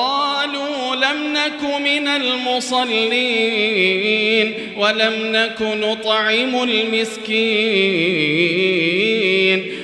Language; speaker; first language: Arabic; native; Arabic